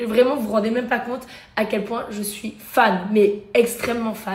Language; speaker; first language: French; native; French